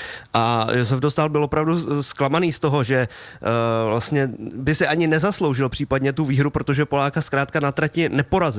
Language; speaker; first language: Czech; native; Czech